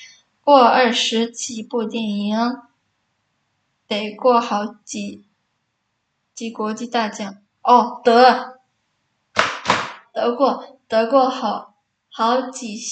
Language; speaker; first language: Chinese; non-native, fluent; Indonesian